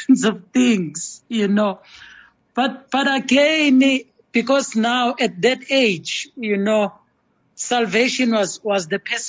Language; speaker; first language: English; non-native, local second language; Zulu